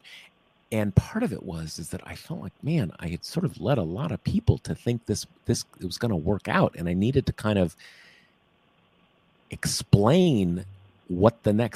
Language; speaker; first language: English; native; English